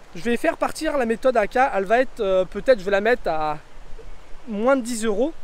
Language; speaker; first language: French; native; French